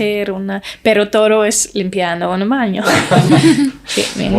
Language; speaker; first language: Spanish; non-native, learner; English